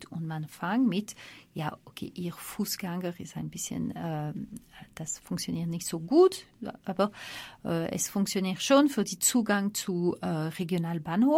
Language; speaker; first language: German; non-native, fluent; French